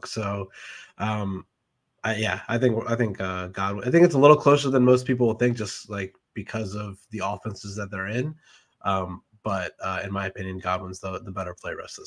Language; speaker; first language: English; native; English